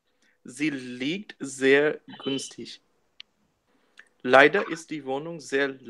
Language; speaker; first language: German; non-native, learner; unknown